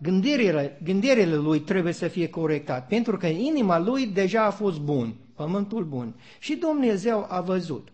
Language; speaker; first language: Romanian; non-native, learner; English